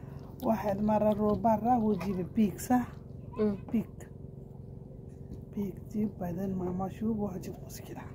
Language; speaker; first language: Arabic; non-native, learner; Nepali